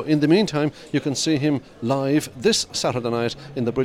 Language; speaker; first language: English; native; English